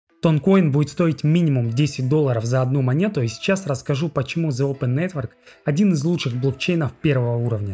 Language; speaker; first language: Russian; native; Russian